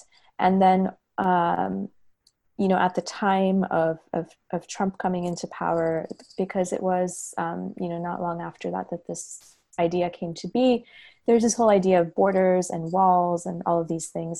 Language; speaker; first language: English; native; English